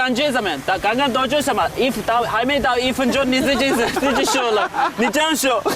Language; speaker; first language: Chinese; non-native, fluent; Turkish